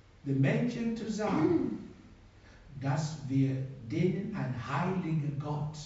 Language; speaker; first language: German; non-native, fluent; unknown